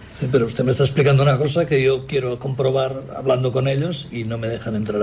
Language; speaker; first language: Spanish; native; Spanish